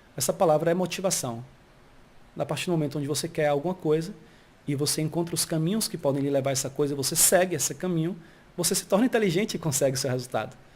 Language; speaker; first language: Portuguese; early bilingual, heritage; Portuguese